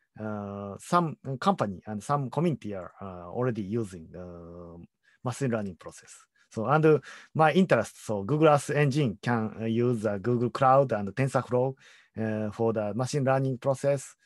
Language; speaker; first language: English; non-native, learner; Japanese